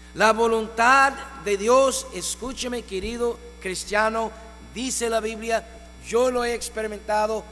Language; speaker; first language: Spanish; non-native, fluent; English